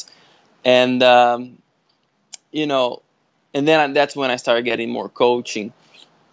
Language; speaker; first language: English; non-native, fluent; Portuguese